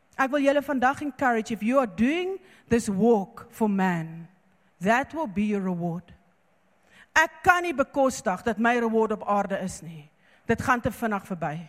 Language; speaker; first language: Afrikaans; non-native, local second language; English